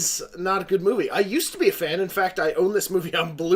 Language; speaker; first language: English; native; English